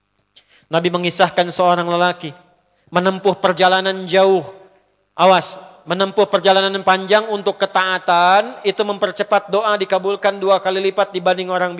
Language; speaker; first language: Indonesian; native; Indonesian